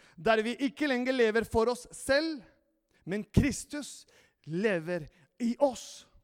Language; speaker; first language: Norwegian; non-native, fluent; Spanish